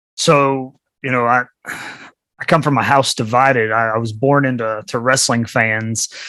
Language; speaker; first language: English; native; English